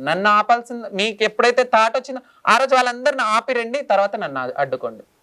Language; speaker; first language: Telugu; non-native, local second language; Lambadi